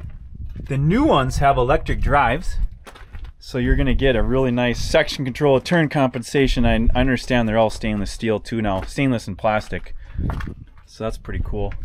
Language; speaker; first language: English; native; English